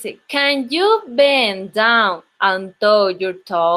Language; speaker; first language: English; non-native, local second language; Spanish